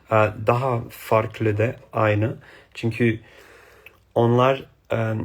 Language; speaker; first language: Turkish; non-native, learner; English